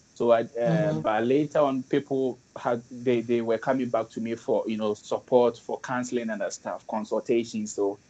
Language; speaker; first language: English; non-native, local second language; Akan